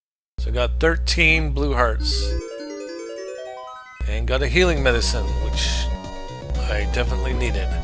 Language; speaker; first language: English; native; English